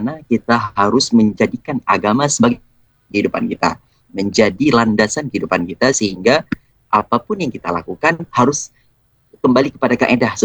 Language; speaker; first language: Indonesian; native; Indonesian